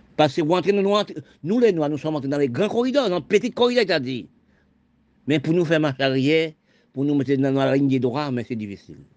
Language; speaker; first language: French; non-native, local second language; Haitian Creole